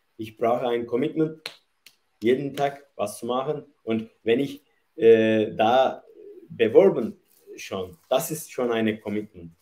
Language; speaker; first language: German; non-native, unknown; Turkish